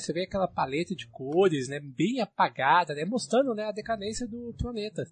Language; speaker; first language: Portuguese; native; Portuguese